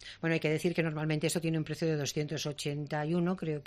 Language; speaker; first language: Spanish; native; Spanish